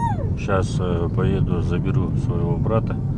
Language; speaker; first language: Russian; non-native, local second language; Yakut